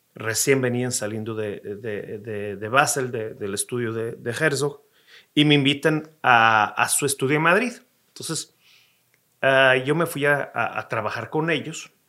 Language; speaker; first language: Spanish; non-native, fluent; Portuguese